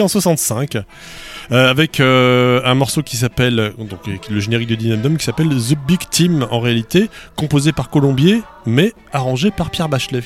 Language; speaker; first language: French; native; French